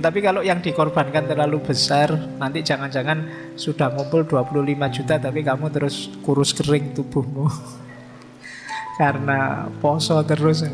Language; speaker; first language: Indonesian; native; Indonesian